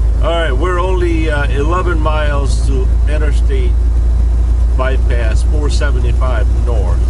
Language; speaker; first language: English; native; English